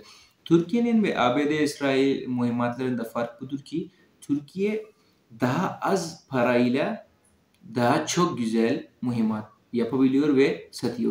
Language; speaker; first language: Turkish; non-native, fluent; Urdu